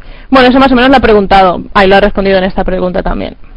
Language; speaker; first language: Spanish; native; Spanish